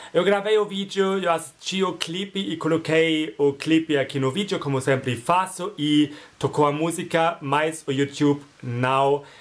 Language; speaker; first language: Portuguese; non-native, fluent; German